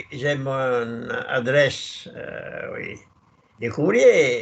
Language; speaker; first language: French; non-native, learner; Italian